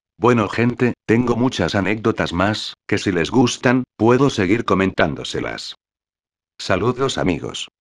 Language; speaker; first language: Spanish; native; Spanish